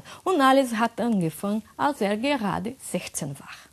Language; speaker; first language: German; non-native, learner; Portuguese